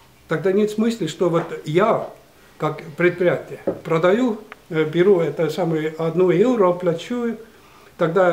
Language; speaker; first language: Russian; non-native, local second language; Estonian